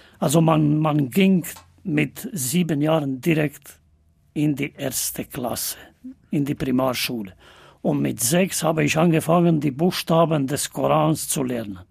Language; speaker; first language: German; non-native, fluent; Albanian